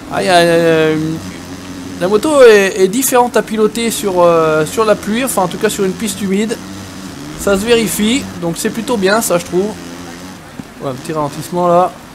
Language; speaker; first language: French; native; French